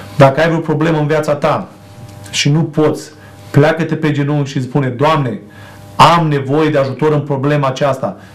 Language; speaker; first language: Romanian; native; Romanian